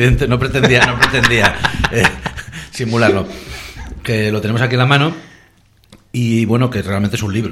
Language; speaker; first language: Spanish; native; Spanish